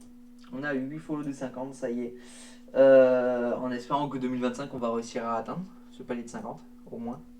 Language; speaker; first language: French; native; French